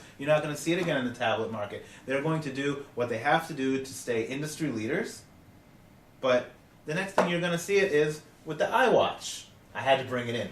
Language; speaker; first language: English; native; English